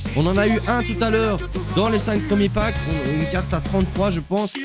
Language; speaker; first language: French; native; French